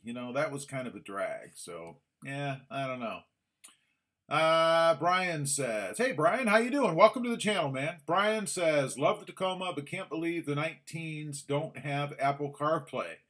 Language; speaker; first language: English; native; English